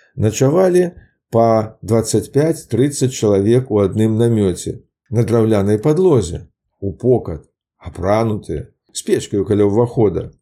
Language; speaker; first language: Belarusian; native; Belarusian